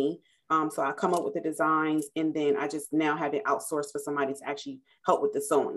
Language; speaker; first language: English; native; English